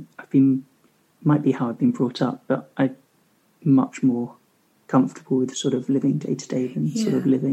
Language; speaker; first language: English; native; English